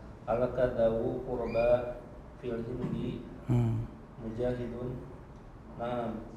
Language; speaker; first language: Arabic; non-native, learner; Indonesian